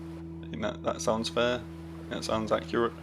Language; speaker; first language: English; native; English